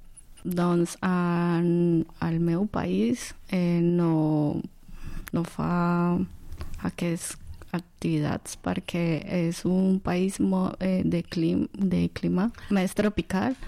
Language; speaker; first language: Catalan; non-native, learner; Spanish